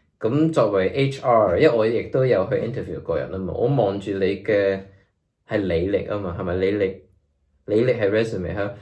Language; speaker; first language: Cantonese; early bilingual, heritage; Cantonese